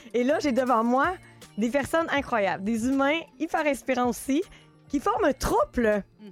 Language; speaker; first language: French; native; French